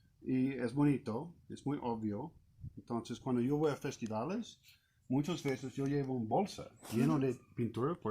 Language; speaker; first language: Spanish; non-native, learner; English